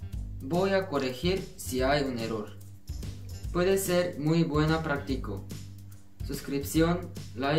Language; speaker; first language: Spanish; non-native, fluent; Korean